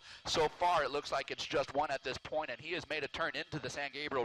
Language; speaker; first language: English; native; English